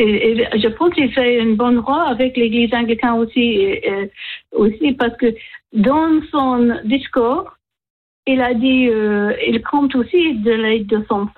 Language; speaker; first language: French; non-native, learner; English